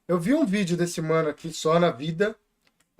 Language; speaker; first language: Portuguese; native; Portuguese